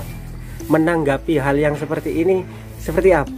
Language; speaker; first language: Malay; non-native, local second language; Javanese